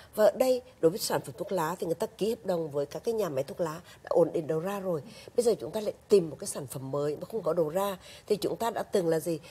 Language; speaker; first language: Vietnamese; native; Vietnamese